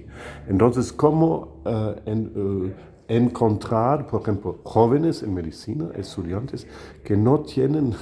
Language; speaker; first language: Spanish; non-native, fluent; German